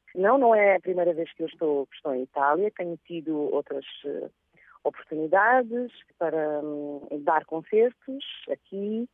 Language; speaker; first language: Portuguese; non-native, local second language; Kabuverdianu